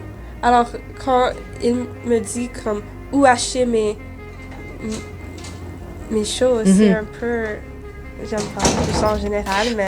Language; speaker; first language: French; non-native, local second language; English